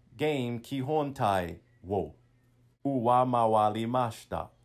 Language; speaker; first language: Japanese; non-native, learner; English